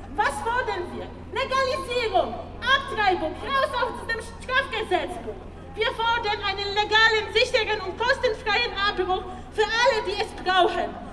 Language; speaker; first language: German; non-native, fluent; Polish